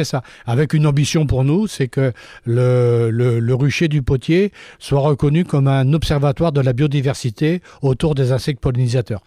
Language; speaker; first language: French; native; French